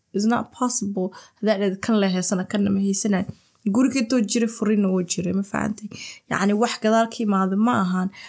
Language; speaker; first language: Somali; early bilingual, heritage; Somali